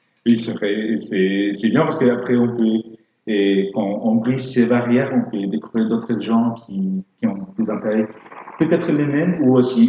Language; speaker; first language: French; non-native, fluent; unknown